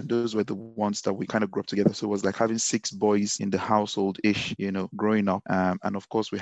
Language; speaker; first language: English; non-native, local second language; Yoruba